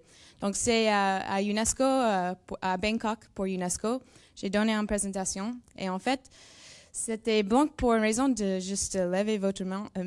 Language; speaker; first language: French; non-native, learner; English